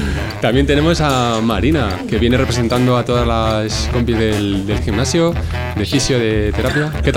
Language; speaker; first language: Spanish; native; Spanish